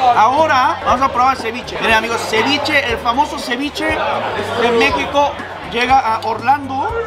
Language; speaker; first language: Spanish; non-native, fluent; Korean